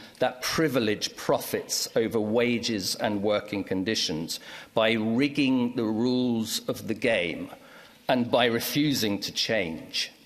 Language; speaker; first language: English; native; English